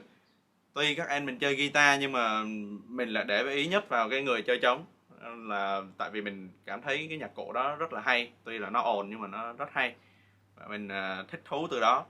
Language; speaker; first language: Vietnamese; native; Vietnamese